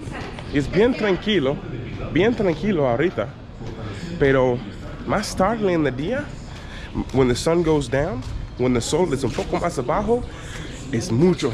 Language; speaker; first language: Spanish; non-native, learner; English